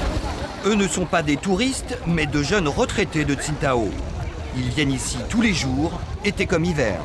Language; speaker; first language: French; native; French